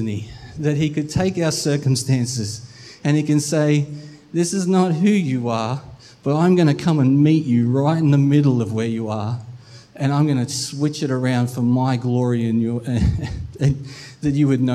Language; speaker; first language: English; native; English